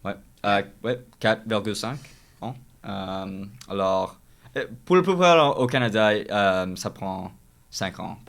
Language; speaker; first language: French; non-native, local second language; English